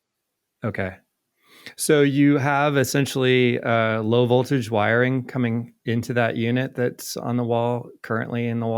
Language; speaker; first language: English; native; English